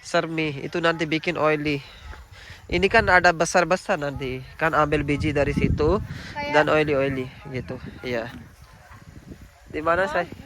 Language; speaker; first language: Indonesian; non-native, learner; Urdu